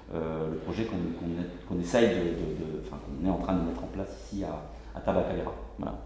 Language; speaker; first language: French; native; French